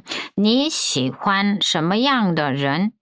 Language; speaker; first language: Chinese; non-native, fluent; Korean